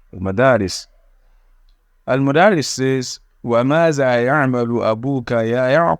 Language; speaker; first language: Arabic; non-native, fluent; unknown